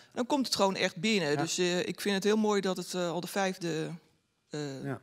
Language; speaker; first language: Dutch; native; Dutch